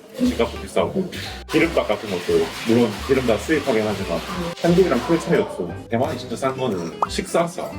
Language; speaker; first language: Korean; native; Korean